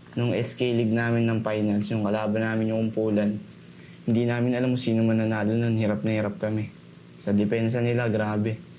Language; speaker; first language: Filipino; native; Filipino